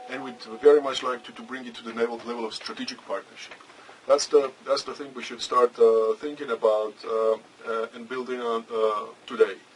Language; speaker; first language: English; non-native, fluent; Armenian